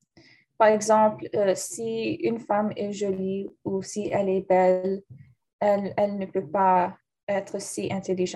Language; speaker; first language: French; non-native, learner; English